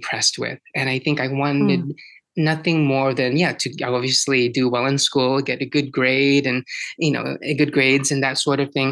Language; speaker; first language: English; early bilingual, other home language; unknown